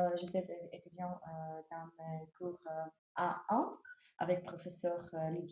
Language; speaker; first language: French; non-native, learner; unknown